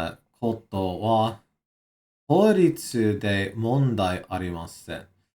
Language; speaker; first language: Japanese; non-native, learner; English